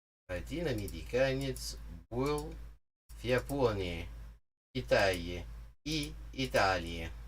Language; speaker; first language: Russian; non-native, learner; English